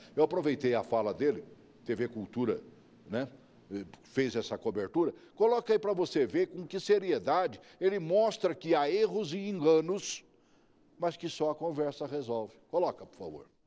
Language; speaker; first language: Portuguese; native; Portuguese